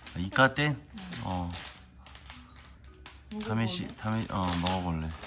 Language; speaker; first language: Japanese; non-native, fluent; Korean